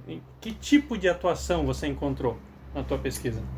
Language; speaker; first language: Portuguese; native; Portuguese